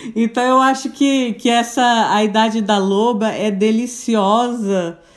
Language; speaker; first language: Portuguese; native; Portuguese